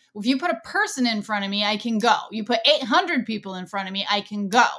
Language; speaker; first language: English; native; English